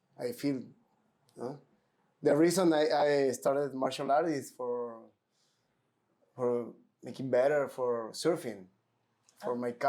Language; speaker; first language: English; non-native, learner; Spanish